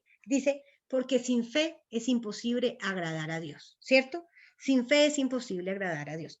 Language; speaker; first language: Spanish; native; Spanish